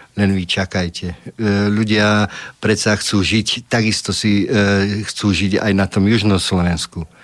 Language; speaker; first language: Slovak; native; Slovak